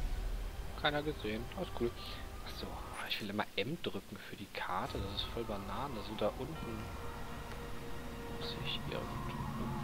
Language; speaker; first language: German; native; German